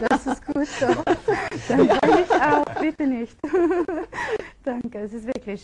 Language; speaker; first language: German; non-native, fluent; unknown